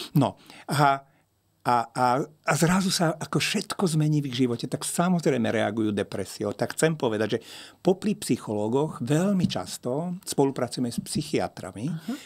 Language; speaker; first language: Slovak; non-native, local second language; Hungarian